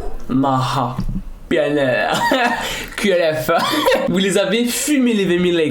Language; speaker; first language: French; native; French